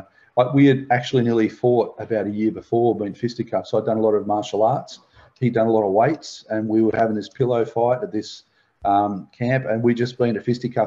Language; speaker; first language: English; native; English